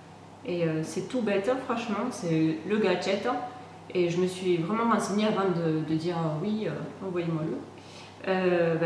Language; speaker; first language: French; native; French